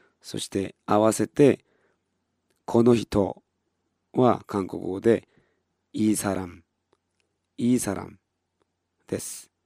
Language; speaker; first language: Japanese; non-native, fluent; Korean